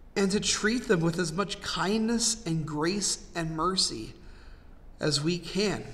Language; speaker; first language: English; native; English